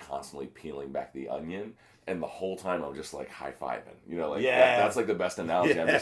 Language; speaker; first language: English; native; English